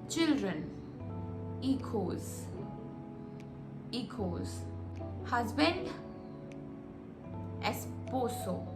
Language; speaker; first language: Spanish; non-native, fluent; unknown